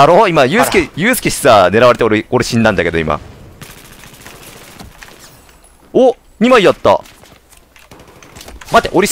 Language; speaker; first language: Japanese; native; Japanese